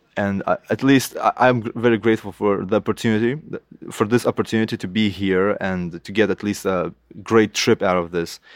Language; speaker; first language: English; non-native, fluent; Lithuanian